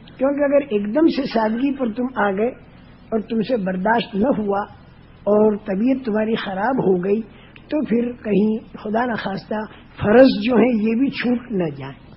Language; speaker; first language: Urdu; non-native, local second language; Gujarati